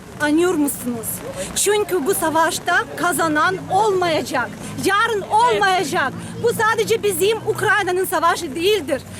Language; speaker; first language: Turkish; non-native, fluent; Ukrainian